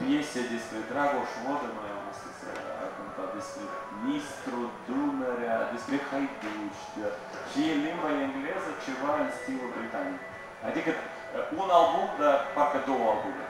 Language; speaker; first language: Romanian; non-native, local second language; Russian